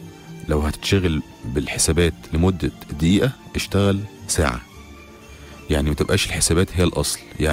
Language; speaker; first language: Arabic; native; Arabic